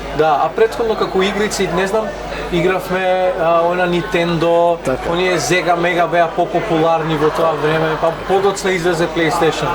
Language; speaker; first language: Macedonian; non-native, local second language; Romany